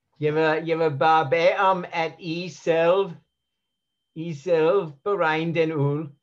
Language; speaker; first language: Danish; non-native, learner; English